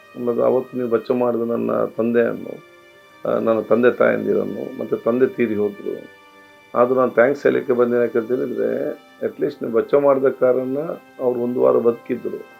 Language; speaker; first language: Kannada; non-native, local second language; Urdu